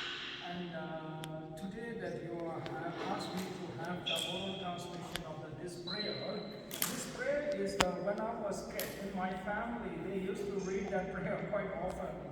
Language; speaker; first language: English; non-native, fluent; Tibetan